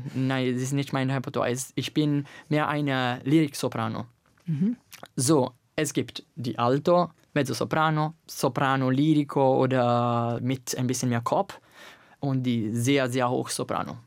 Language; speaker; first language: German; non-native, learner; Italian